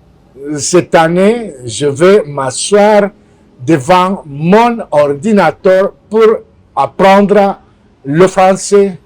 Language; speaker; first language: French; non-native, fluent; Spanish